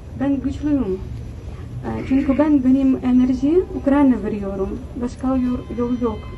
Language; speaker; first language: Turkish; non-native, learner; Ukrainian